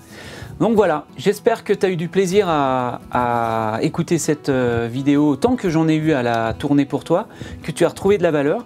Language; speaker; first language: French; native; French